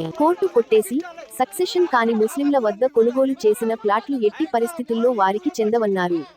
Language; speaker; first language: Telugu; native; Telugu